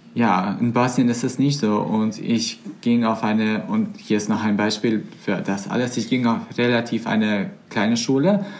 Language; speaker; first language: German; non-native, fluent; Croatian